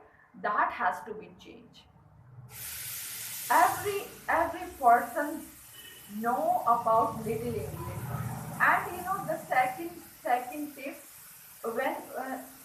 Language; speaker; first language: English; non-native, learner; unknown